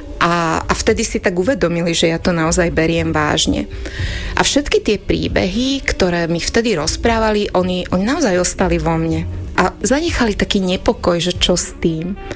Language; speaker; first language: Slovak; non-native, local second language; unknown